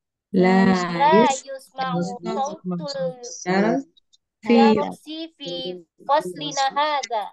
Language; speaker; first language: Arabic; non-native, learner; Indonesian